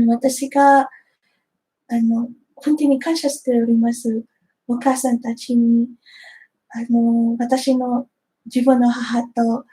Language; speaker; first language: Japanese; non-native, fluent; Filipino